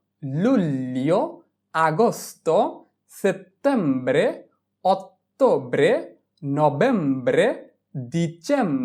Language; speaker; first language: Italian; non-native, fluent; Bangla